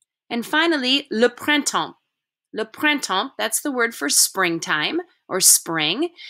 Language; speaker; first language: English; native; English